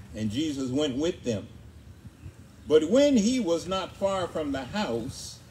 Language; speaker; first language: English; native; English